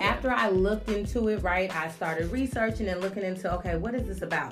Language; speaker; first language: English; native; English